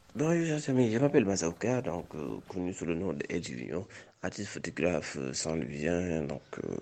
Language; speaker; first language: French; non-native, local second language; Wolof